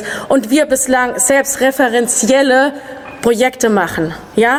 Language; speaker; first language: German; native; German